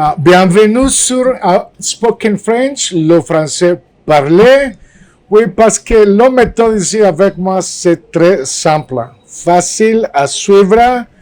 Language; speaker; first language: French; non-native, fluent; Spanish